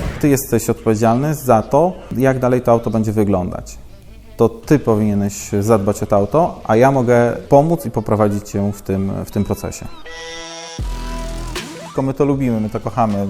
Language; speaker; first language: Polish; native; Polish